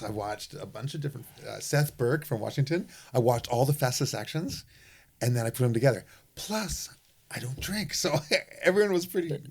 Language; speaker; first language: English; native; English